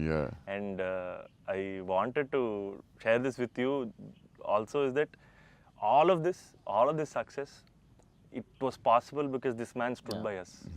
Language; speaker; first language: Telugu; native; Telugu